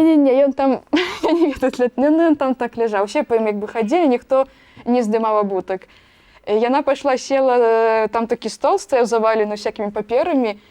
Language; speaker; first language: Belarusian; native; Belarusian